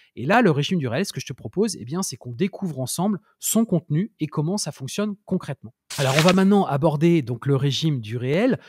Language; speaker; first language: French; native; French